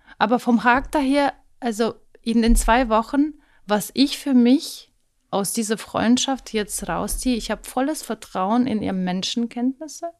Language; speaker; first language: German; non-native, fluent; Ukrainian